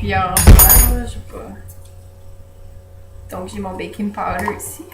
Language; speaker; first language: French; native; French